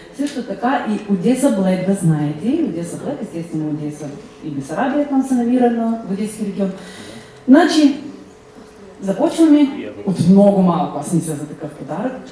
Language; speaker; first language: Bulgarian; early bilingual, heritage; Bulgarian